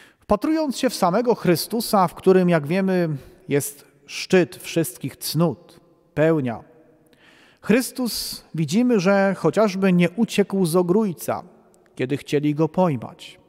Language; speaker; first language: Polish; native; Polish